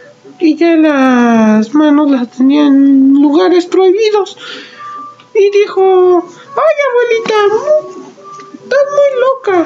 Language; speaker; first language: Spanish; native; Spanish